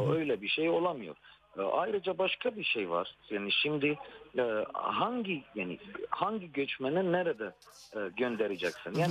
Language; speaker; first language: Turkish; non-native, fluent; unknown